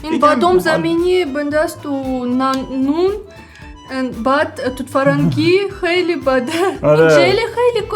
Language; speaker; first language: Persian; non-native, learner; Russian